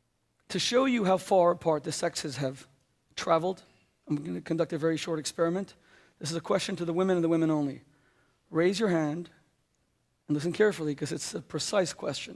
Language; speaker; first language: English; native; English